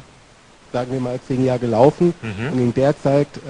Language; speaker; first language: German; native; German